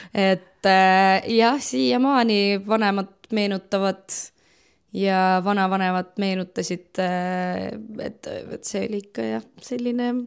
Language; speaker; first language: Estonian; non-native, local second language; Russian